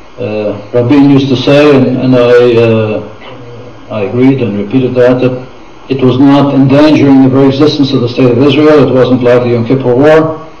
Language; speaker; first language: English; non-native, fluent; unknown